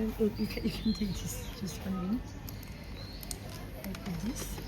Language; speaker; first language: English; non-native, learner; French